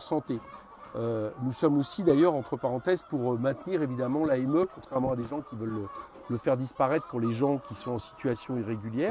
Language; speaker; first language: French; native; French